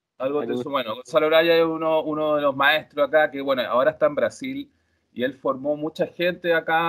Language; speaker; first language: Spanish; native; Spanish